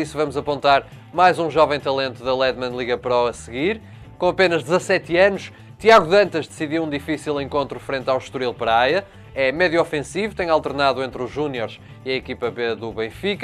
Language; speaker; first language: Portuguese; native; Portuguese